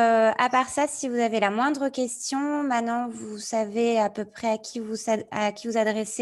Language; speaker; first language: French; native; French